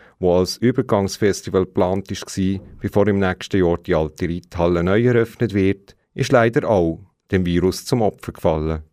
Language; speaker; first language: German; native; German